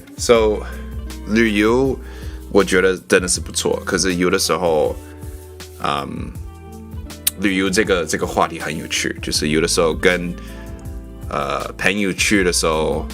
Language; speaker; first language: Chinese; non-native, learner; English